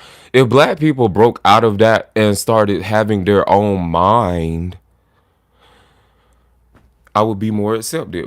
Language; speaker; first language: English; native; English